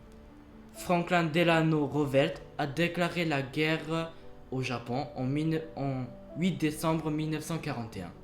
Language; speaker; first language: French; early bilingual, other home language; Japanese